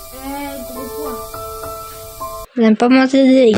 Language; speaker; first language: French; non-native, local second language; Morisyen